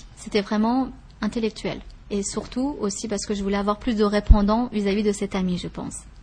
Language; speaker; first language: French; early bilingual, other home language; Persian